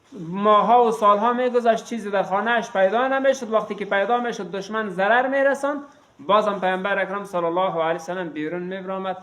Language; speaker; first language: Persian; native; Persian